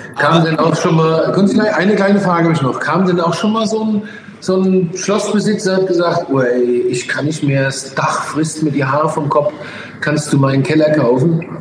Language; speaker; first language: German; native; German